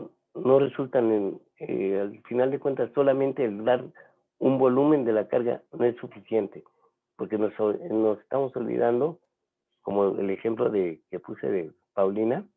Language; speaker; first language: Spanish; native; Spanish